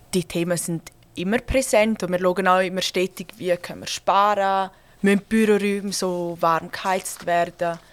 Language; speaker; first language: German; native; German